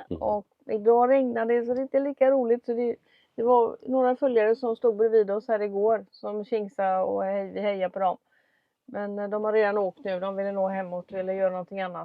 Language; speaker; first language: Swedish; native; Swedish